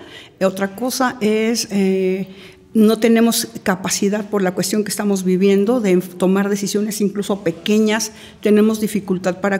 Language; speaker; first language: Spanish; native; Spanish